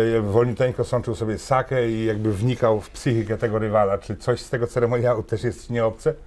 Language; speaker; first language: Polish; native; Polish